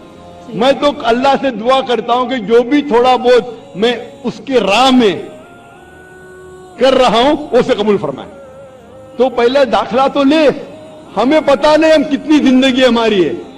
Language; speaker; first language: Hindi; non-native, local second language; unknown